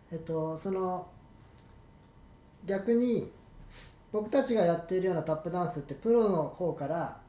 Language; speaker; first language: Japanese; native; Japanese